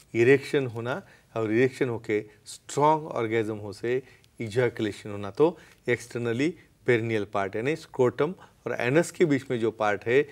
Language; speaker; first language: Hindi; non-native, local second language; Marathi